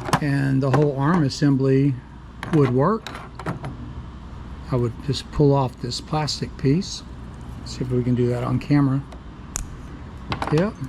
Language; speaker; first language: English; native; English